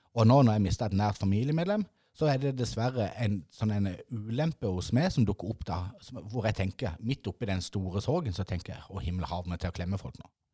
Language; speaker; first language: Norwegian; native; Norwegian